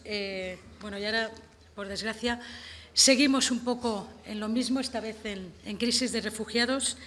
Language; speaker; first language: Spanish; native; Spanish